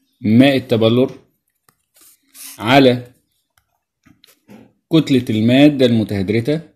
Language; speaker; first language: Arabic; native; Arabic